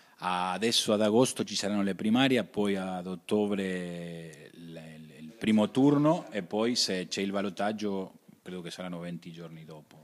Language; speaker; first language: Italian; early bilingual, heritage; Spanish